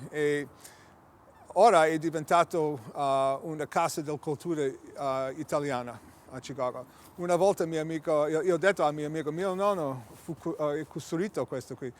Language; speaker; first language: Italian; early bilingual, heritage; English